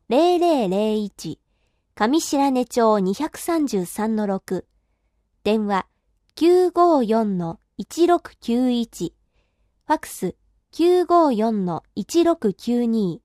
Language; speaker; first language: Japanese; native; Japanese